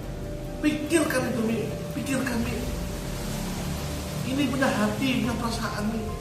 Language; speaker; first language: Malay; non-native, local second language; Javanese